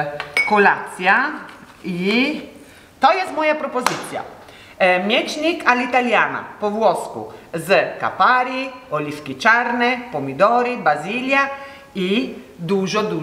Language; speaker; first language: Polish; non-native, learner; Italian